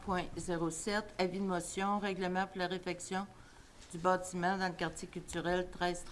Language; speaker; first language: French; native; French